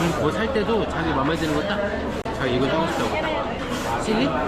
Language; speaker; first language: Korean; native; Korean